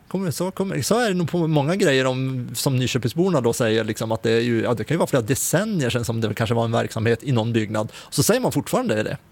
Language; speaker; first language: Swedish; native; Swedish